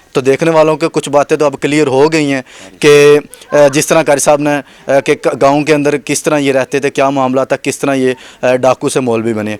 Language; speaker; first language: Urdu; non-native, local second language; Punjabi